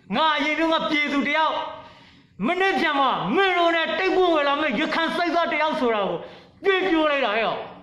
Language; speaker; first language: Burmese; non-native, local second language; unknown